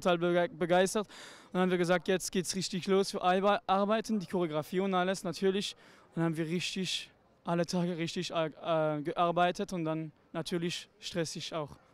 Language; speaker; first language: German; non-native, local second language; French